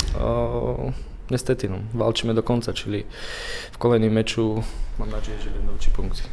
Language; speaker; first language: Polish; non-native, learner; Slovak